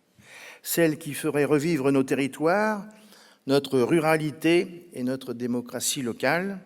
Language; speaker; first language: French; native; French